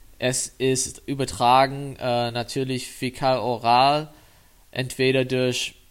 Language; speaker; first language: German; non-native, fluent; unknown